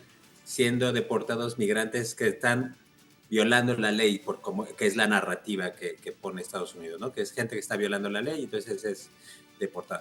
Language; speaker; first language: Spanish; native; Spanish